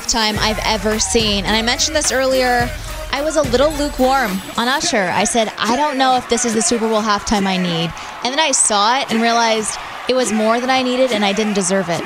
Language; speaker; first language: English; native; English